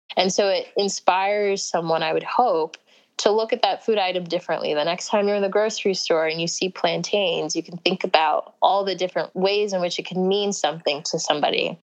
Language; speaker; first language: English; early bilingual, other home language; Akan